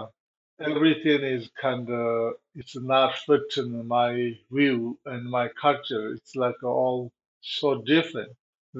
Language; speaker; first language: English; non-native, learner; Chinese